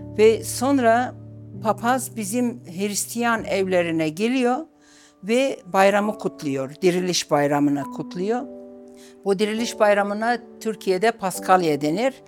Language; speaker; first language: Turkish; non-native, local second language; Arabic